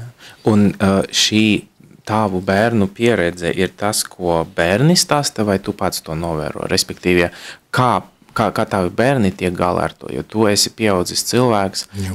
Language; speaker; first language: Latvian; non-native, local second language; Russian